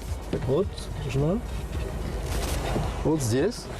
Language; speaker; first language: Russian; non-native, fluent; French